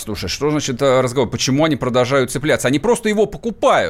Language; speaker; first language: Russian; native; Russian